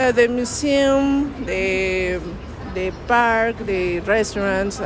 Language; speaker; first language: English; non-native, learner; Spanish